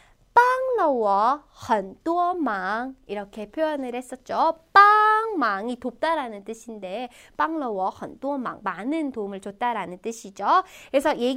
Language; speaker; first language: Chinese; non-native, fluent; Korean